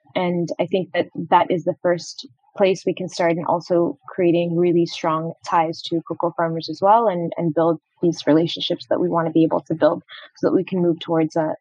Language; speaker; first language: English; non-native, fluent; Arabic